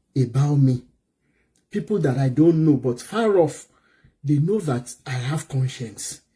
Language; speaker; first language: English; non-native, local second language; Yoruba